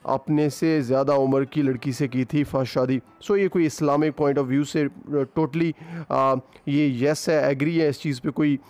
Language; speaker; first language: Urdu; non-native, local second language; Punjabi